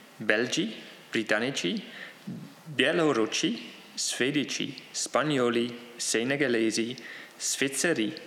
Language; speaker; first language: Italian; non-native, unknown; Dutch